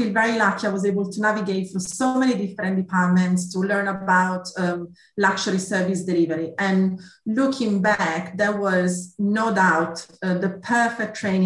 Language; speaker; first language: English; non-native, fluent; Italian